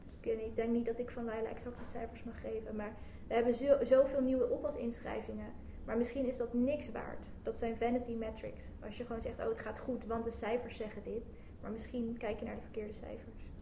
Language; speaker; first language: Dutch; native; Dutch